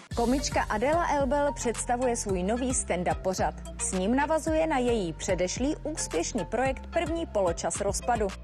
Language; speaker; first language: Czech; native; Czech